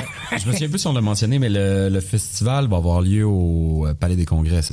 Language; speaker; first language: French; native; French